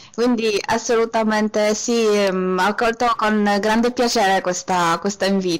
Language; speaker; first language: Italian; non-native, fluent; Polish